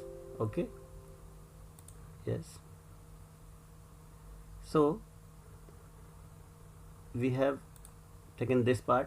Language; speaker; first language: English; non-native, local second language; Hindi